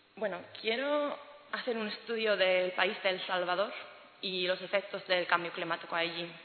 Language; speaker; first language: Spanish; non-native, learner; English